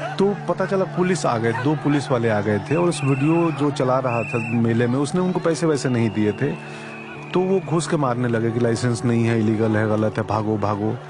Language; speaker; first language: Hindi; non-native, local second language; Bhojpuri